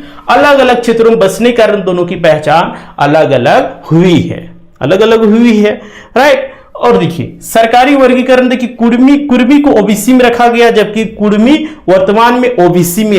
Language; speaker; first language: Hindi; native; Hindi